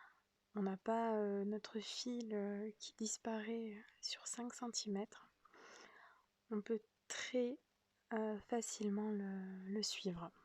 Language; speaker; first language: French; native; French